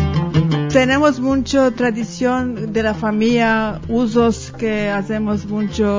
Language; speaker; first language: Spanish; early bilingual, heritage; Ladino